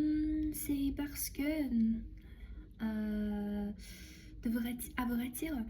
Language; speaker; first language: French; non-native, learner; Chinese